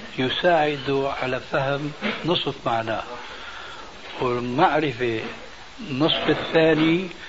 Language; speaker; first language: Arabic; early bilingual, other home language; Albanian